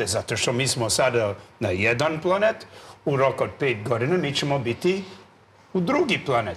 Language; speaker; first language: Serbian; non-native, learner; English